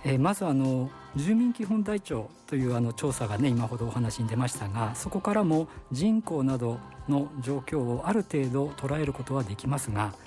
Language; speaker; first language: Japanese; native; Japanese